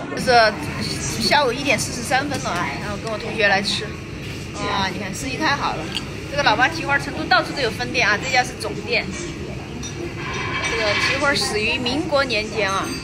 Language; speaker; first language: Chinese; native; Chinese